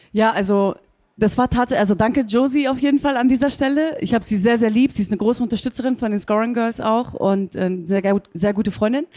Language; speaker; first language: German; native; German